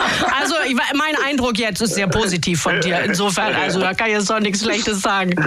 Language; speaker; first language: German; native; German